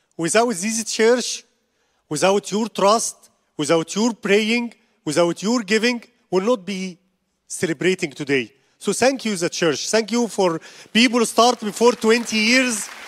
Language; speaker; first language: English; non-native, learner; Arabic